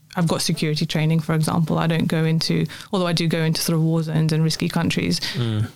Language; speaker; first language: English; native; English